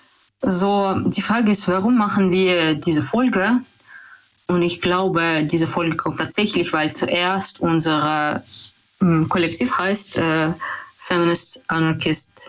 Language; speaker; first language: German; non-native, learner; Russian